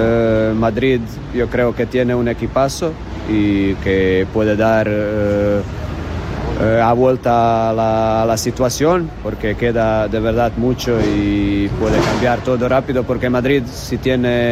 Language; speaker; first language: Spanish; non-native, fluent; Croatian